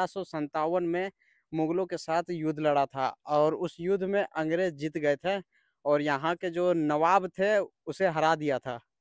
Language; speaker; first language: Hindi; native; Hindi